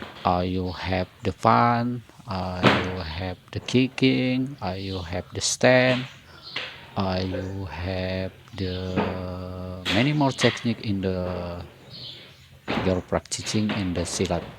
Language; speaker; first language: English; non-native, learner; Indonesian